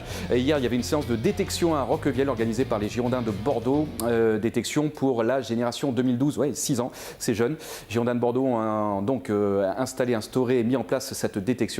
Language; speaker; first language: French; native; French